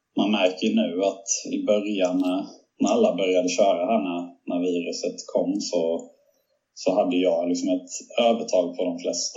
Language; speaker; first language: Swedish; native; Swedish